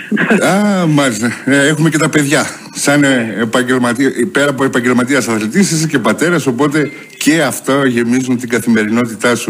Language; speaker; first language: Greek; native; Greek